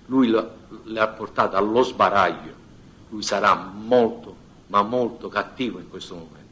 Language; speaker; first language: Italian; native; Italian